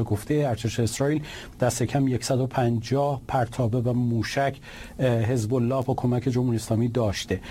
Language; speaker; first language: Persian; native; Persian